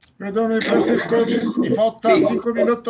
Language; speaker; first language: Spanish; non-native, learner; Portuguese